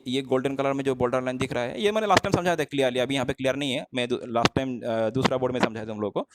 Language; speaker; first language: Hindi; non-native, local second language; Assamese